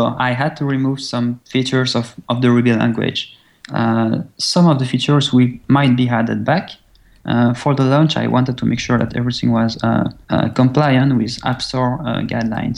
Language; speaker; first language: English; non-native, fluent; French